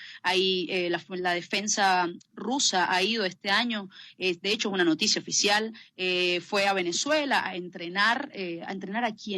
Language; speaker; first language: Spanish; native; Spanish